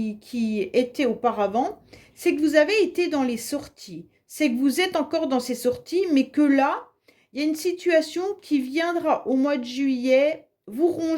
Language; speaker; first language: French; native; French